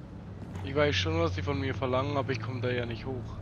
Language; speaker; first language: German; native; German